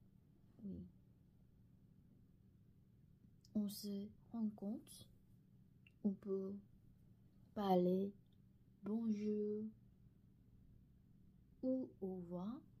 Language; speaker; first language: French; non-native, learner; Korean